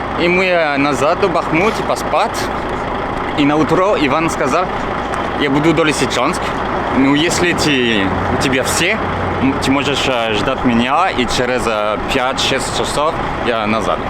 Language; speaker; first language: Russian; non-native, learner; French